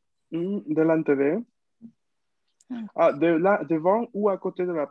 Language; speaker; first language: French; non-native, fluent; Spanish